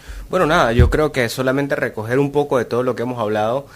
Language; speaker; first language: Spanish; native; Spanish